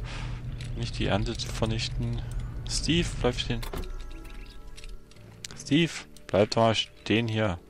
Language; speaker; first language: German; native; German